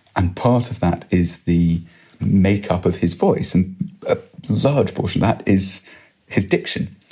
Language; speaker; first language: English; native; English